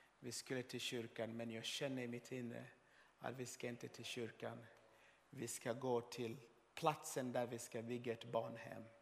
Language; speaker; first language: Swedish; non-native, fluent; Swahili